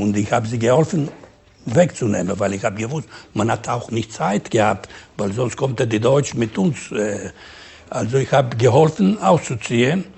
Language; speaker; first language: German; non-native, learner; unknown